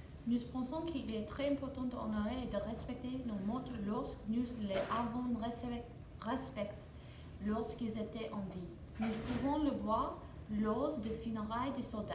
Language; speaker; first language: French; non-native, learner; English